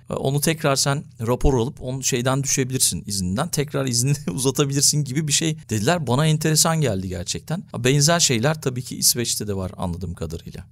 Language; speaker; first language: Turkish; early bilingual, heritage; Turkish